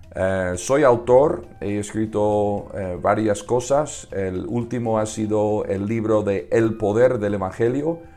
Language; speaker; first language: Spanish; non-native, fluent; English